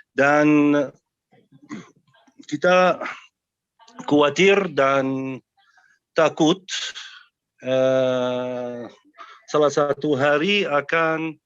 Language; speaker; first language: Indonesian; non-native, learner; Arabic